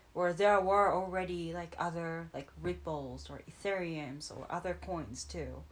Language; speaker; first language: English; non-native, fluent; Japanese